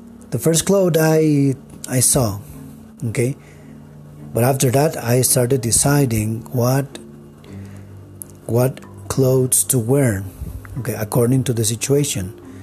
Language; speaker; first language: English; non-native, fluent; Spanish